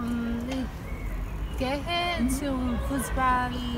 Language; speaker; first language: German; non-native, learner; Spanish